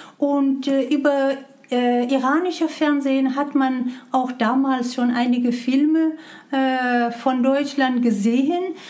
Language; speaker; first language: German; non-native, fluent; Persian